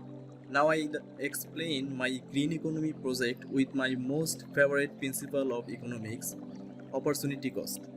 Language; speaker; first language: English; non-native, learner; Bangla